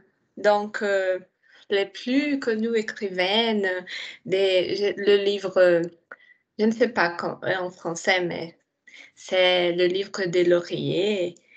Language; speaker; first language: French; non-native, learner; Portuguese